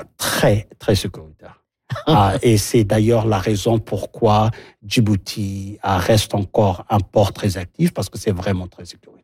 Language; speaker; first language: French; non-native, local second language; Somali